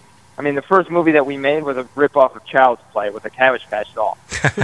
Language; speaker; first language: English; native; English